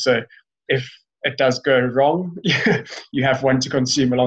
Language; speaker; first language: English; native; English